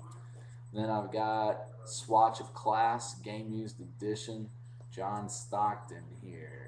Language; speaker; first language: English; native; English